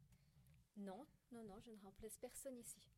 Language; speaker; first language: French; native; French